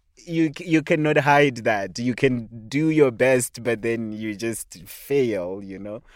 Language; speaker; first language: English; non-native, local second language; Shona